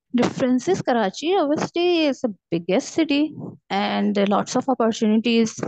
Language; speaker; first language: English; non-native, local second language; Urdu